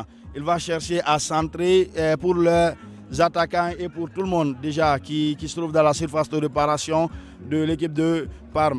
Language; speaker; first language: French; non-native, local second language; Fula